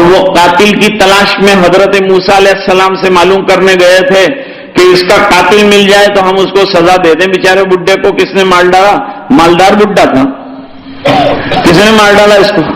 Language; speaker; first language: Urdu; native; Urdu